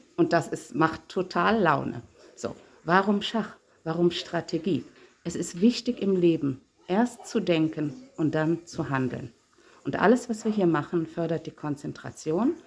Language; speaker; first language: German; native; German